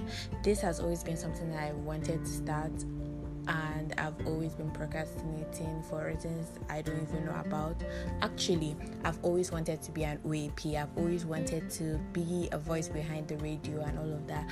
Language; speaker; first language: English; non-native, local second language; Hausa